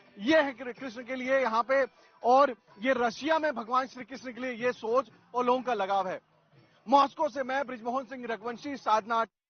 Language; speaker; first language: Hindi; native; Hindi